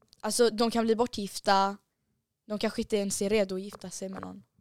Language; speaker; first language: Swedish; early bilingual, other home language; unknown